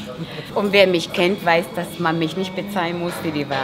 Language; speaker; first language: German; non-native, fluent; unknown